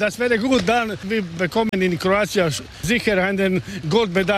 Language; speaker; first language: German; non-native, learner; Croatian